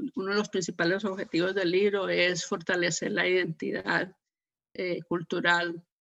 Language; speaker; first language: Spanish; native; Spanish